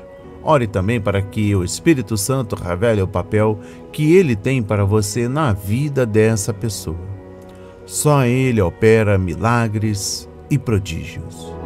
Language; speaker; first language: Portuguese; native; Portuguese